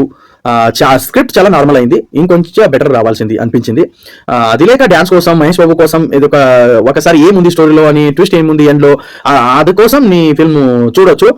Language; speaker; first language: Telugu; non-native, learner; Kannada